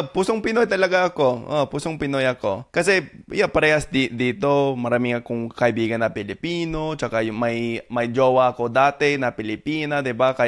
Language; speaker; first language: Filipino; non-native, fluent; English